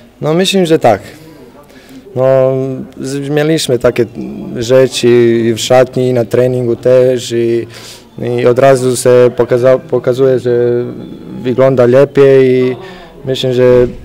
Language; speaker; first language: Polish; non-native, learner; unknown